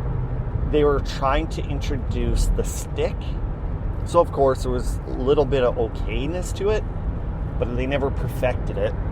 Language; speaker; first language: English; native; English